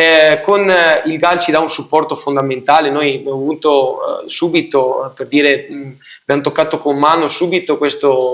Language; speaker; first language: Italian; native; Italian